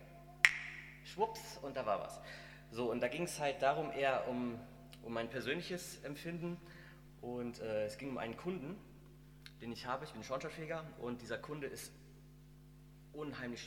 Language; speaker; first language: German; native; German